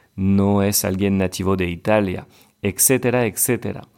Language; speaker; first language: French; native; French